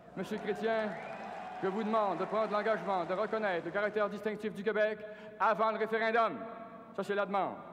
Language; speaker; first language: French; native; French